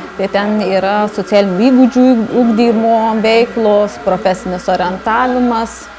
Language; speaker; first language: Lithuanian; native; Lithuanian